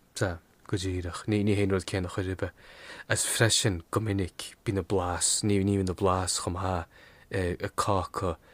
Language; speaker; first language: Irish; non-native, local second language; English